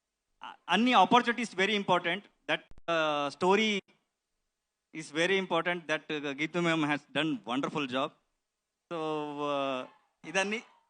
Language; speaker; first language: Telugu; non-native, learner; Kannada